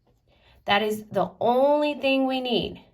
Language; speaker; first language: English; native; English